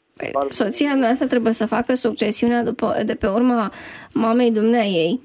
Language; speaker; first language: Romanian; native; Romanian